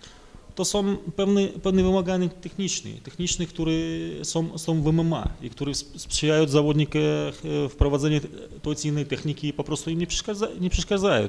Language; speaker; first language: Polish; non-native, fluent; Russian